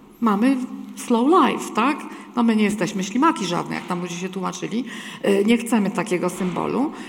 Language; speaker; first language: Polish; native; Polish